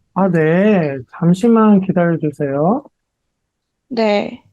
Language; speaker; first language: Korean; native; Korean